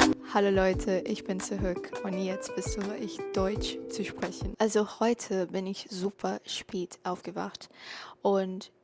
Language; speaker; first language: German; non-native, learner; Portuguese